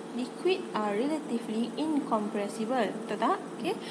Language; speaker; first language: English; non-native, local second language; Malay